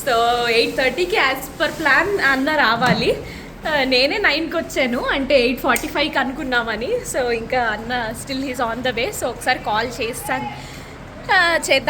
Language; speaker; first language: Telugu; native; Telugu